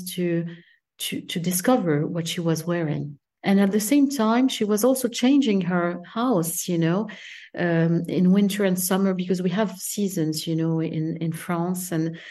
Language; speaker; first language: English; non-native, fluent; French